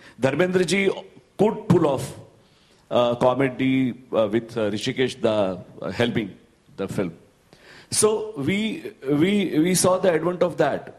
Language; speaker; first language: English; non-native, local second language; Gujarati